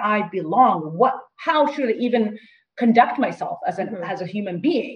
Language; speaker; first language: English; non-native, fluent; Arabic